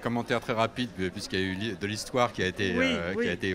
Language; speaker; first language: French; native; French